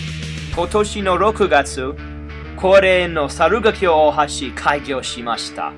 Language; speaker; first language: Japanese; non-native, learner; English